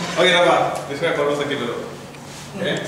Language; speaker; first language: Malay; non-native, local second language; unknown